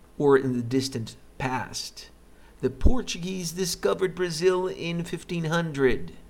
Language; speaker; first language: English; non-native, fluent; Portuguese